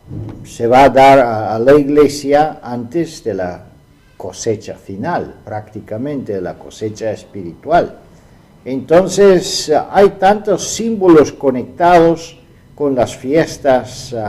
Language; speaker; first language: Spanish; non-native, fluent; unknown